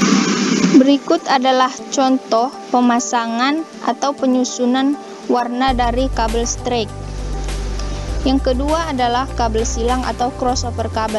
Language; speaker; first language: Indonesian; native; Indonesian